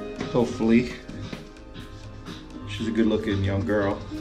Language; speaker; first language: English; native; English